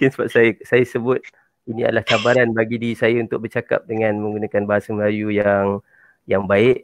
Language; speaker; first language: Malay; native; Malay